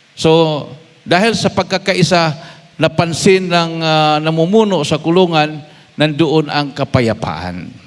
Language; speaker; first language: Filipino; non-native, local second language; Cebuano